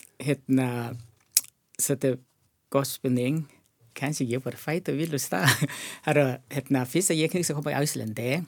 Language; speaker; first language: Icelandic; non-native, learner; Thai